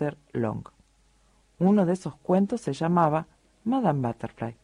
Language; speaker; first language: Spanish; native; Spanish